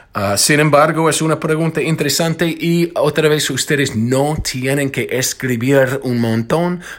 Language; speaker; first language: Spanish; non-native, fluent; English